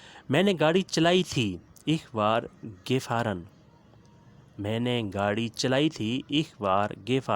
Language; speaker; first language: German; non-native, learner; Urdu